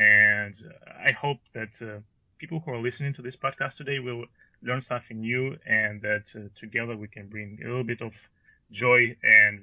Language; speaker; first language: English; non-native, fluent; Russian